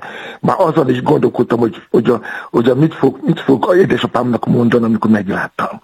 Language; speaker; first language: Hungarian; non-native, fluent; Yoruba